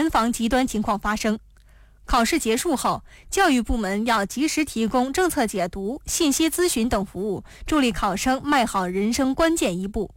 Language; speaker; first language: Chinese; native; Chinese